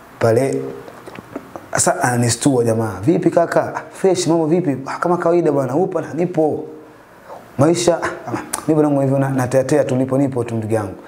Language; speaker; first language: Swahili; native; Swahili